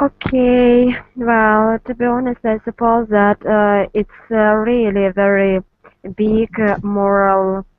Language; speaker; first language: English; non-native, learner; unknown